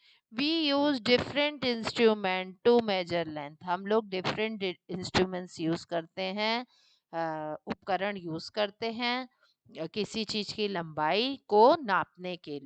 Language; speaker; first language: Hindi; native; Hindi